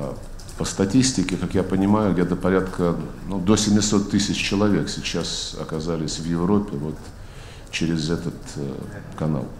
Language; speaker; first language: Russian; native; Russian